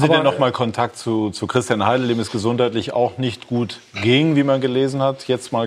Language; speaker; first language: German; native; German